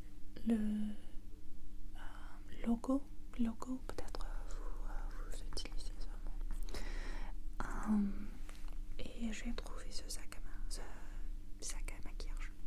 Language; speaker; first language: French; non-native, learner; English